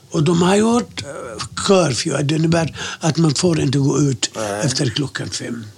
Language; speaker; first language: Swedish; non-native, fluent; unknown